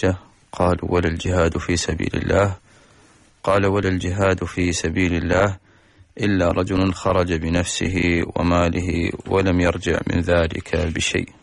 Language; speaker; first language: Arabic; native; Arabic